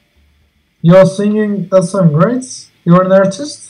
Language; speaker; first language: English; non-native, fluent; Turkish